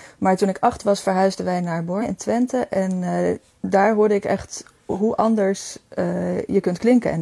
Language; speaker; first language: Dutch; native; Dutch